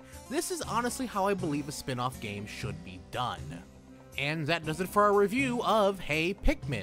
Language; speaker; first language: English; native; English